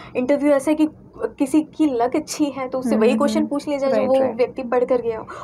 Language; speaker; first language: Hindi; native; Hindi